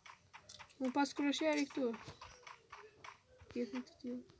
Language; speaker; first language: Swedish; early bilingual, other home language; Albanian